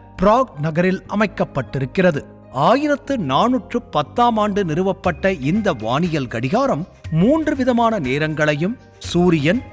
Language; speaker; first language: Tamil; native; Tamil